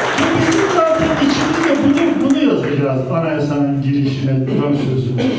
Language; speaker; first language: Turkish; native; Turkish